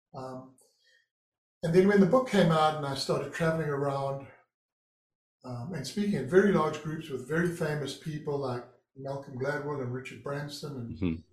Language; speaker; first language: English; native; English